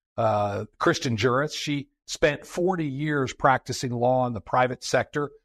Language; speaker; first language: English; native; English